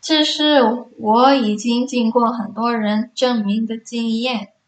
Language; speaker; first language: Chinese; non-native, fluent; Indonesian